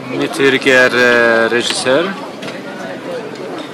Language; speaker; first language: Swedish; non-native, learner; Lithuanian